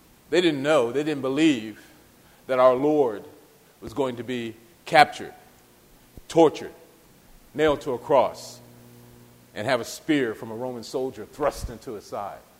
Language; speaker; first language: English; native; English